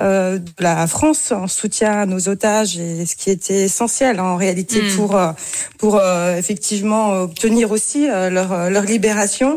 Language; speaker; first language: French; native; French